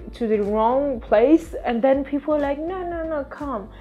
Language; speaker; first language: English; non-native, fluent; Swedish